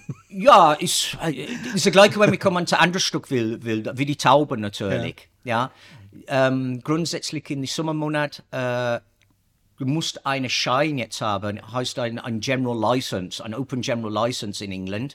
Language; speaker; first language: German; non-native, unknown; English